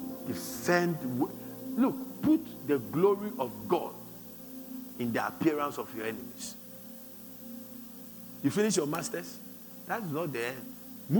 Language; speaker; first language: English; non-native, local second language; Akan